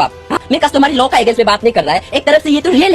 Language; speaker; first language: Hindi; non-native, local second language; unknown